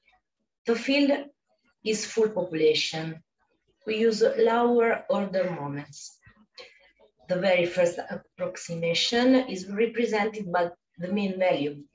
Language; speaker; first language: English; non-native, fluent; Italian